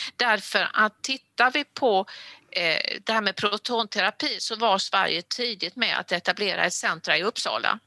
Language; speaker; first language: Swedish; native; Swedish